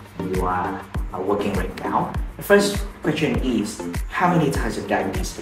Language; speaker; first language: English; non-native, fluent; Vietnamese